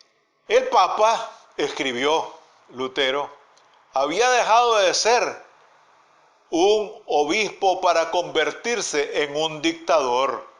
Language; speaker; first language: Spanish; native; Spanish